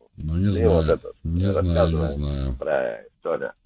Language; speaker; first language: Russian; native; Russian